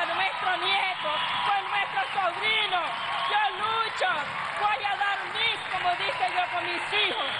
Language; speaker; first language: Spanish; non-native, local second language; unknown